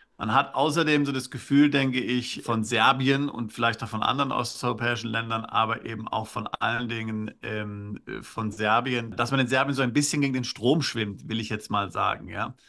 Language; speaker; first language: German; native; German